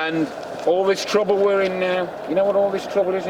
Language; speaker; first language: English; native; English